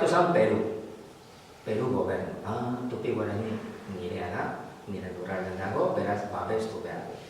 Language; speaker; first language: Basque; non-native, learner; Spanish